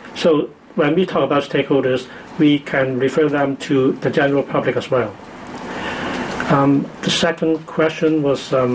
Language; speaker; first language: English; non-native, local second language; Cantonese